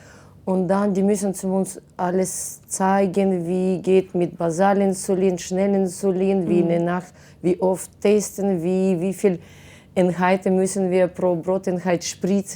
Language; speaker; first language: German; non-native, fluent; Russian